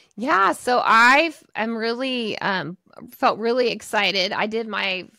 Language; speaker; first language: English; native; English